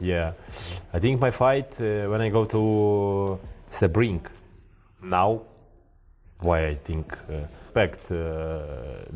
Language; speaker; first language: English; non-native, learner; Ukrainian